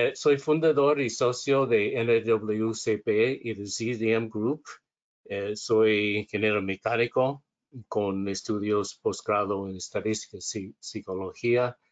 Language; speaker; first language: Spanish; non-native, learner; English